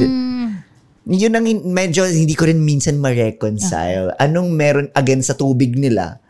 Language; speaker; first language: Filipino; non-native, local second language; Waray